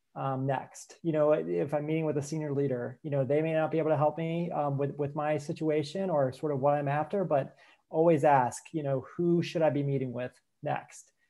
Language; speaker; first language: English; native; English